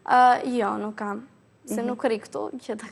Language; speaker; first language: Albanian; early bilingual, heritage; Albanian